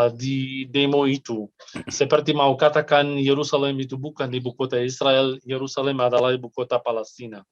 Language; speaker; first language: Indonesian; non-native, fluent; Arabic